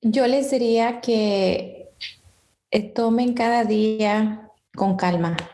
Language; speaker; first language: Spanish; early bilingual, heritage; Spanish